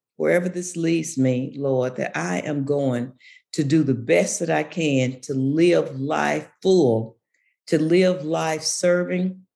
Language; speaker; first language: English; native; English